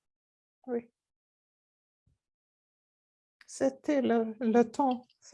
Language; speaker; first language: French; non-native, learner; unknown